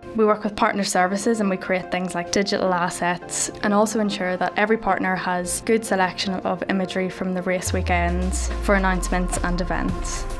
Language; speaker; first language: English; native; English